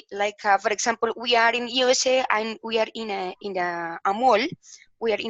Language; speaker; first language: English; non-native, learner; Spanish